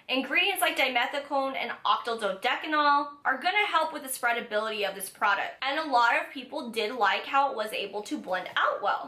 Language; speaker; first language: English; native; English